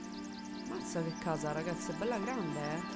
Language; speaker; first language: Italian; native; Italian